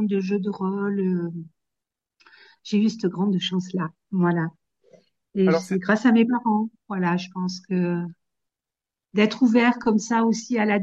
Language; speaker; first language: French; native; French